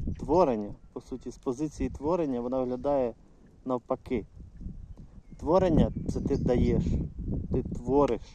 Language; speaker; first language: Ukrainian; non-native, local second language; Russian